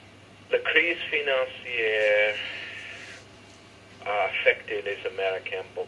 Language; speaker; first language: French; non-native, fluent; English